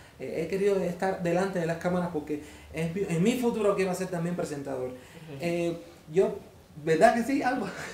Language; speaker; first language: Spanish; native; Spanish